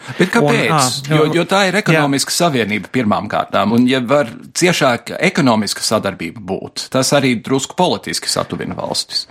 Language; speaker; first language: Latvian; early bilingual, heritage; Latvian